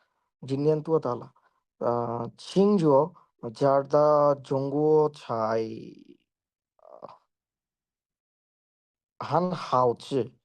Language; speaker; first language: Chinese; non-native, learner; Bangla